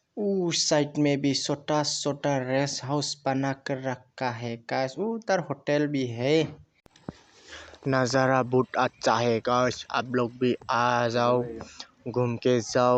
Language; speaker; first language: Hindi; non-native, local second language; Bodo